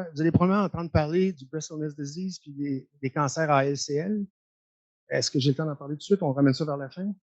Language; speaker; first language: French; native; French